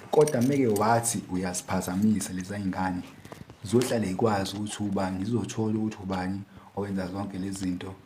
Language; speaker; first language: Zulu; native; Zulu